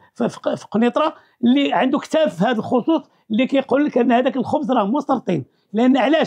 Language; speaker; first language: Arabic; native; Arabic